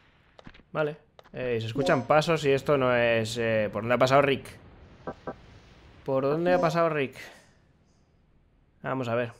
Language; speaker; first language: Spanish; native; Spanish